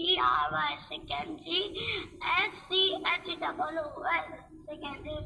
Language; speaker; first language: English; non-native, learner; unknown